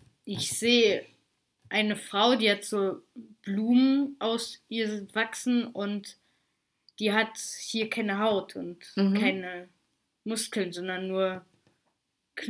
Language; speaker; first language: German; early bilingual, other home language; Russian